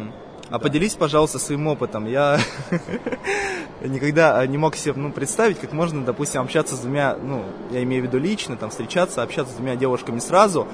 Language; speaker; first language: Russian; native; Russian